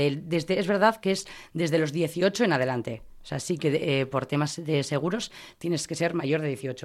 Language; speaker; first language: Spanish; native; Spanish